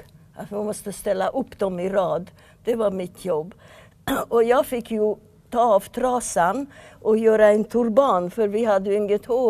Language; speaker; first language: Swedish; non-native, fluent; Yiddish